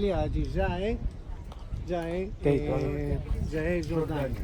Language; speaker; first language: Portuguese; non-native, learner; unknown